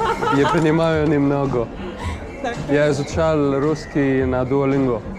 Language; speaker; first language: Russian; non-native, learner; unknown